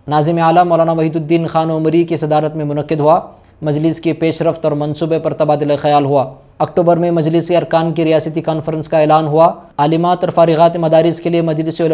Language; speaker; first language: Urdu; native; Urdu